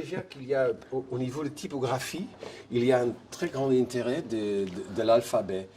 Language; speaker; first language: French; non-native, fluent; Dutch